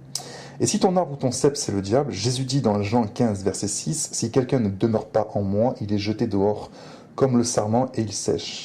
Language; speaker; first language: French; native; French